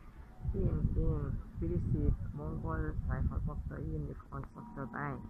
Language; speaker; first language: Mongolian; non-native, fluent; Hungarian